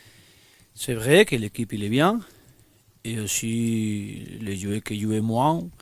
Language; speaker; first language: French; non-native, learner; Spanish